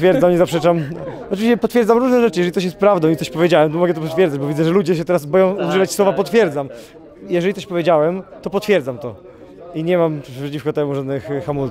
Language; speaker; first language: Polish; native; Polish